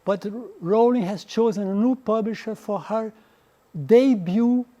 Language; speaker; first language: English; non-native, fluent; Portuguese